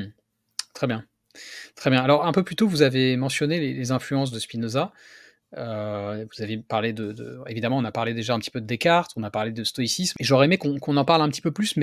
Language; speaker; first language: French; native; French